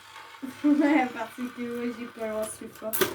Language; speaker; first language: French; native; French